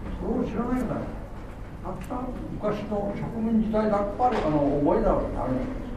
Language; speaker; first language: Japanese; non-native, learner; Korean